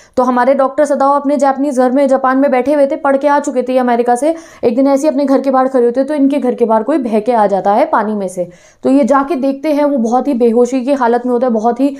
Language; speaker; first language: Hindi; non-native, local second language; Punjabi